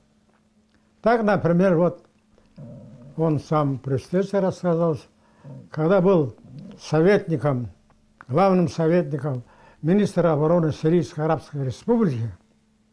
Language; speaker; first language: Russian; non-native, local second language; Karachay-Balkar